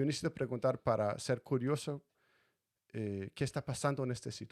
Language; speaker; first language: Spanish; non-native, fluent; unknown